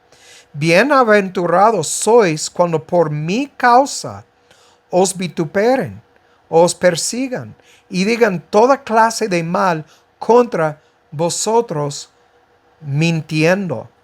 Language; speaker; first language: Spanish; non-native, fluent; English